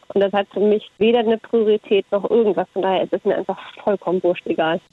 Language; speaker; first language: German; early bilingual, heritage; German